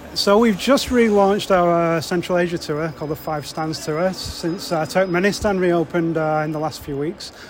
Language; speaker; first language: English; native; English